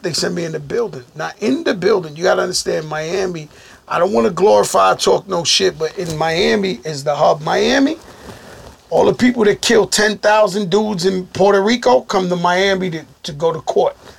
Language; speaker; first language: English; early bilingual, other home language; Spanish